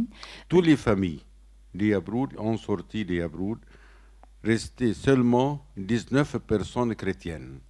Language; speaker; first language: French; non-native, learner; Arabic